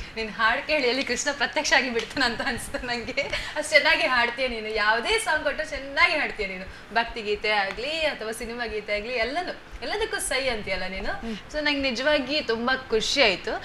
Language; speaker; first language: Kannada; non-native, local second language; Tulu